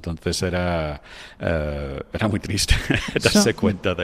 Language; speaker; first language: Spanish; non-native, fluent; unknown